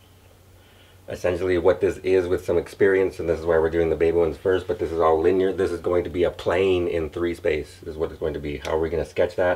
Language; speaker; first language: English; native; English